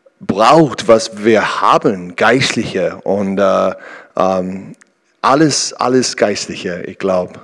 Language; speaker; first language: German; non-native, learner; English